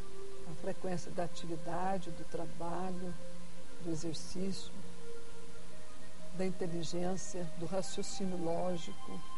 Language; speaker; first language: Portuguese; native; Portuguese